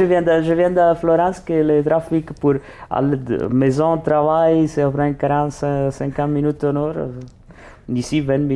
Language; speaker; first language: French; non-native, learner; Italian